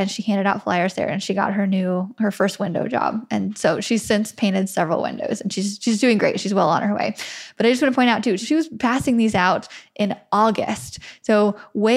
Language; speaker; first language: English; native; English